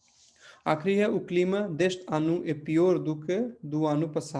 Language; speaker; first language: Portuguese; non-native, fluent; Hindi